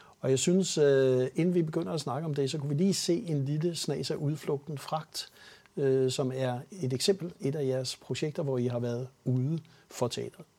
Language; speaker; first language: Danish; native; Danish